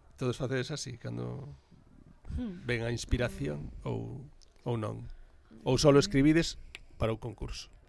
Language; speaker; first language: Galician; native; Galician